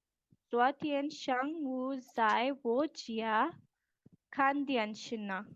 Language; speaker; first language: Chinese; non-native, learner; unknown